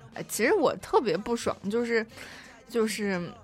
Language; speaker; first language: Chinese; native; Chinese